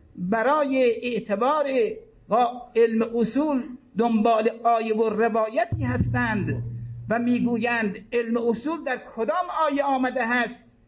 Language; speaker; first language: Persian; native; Persian